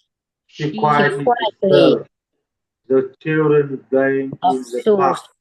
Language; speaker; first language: English; non-native, learner; Vietnamese